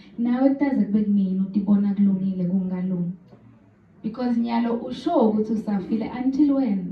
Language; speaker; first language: Zulu; non-native, local second language; Swati